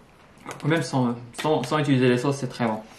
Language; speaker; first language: French; non-native, local second language; Arabic